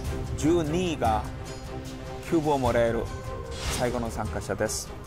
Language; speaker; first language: Japanese; non-native, fluent; Korean